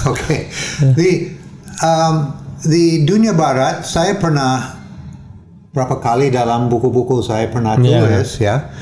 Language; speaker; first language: Indonesian; non-native, fluent; English